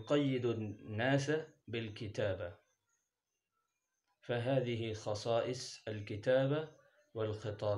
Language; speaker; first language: Arabic; non-native, fluent; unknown